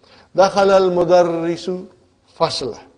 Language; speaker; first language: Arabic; non-native, fluent; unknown